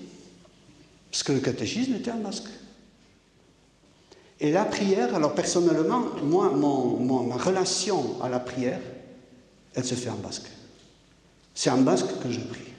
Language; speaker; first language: French; native; French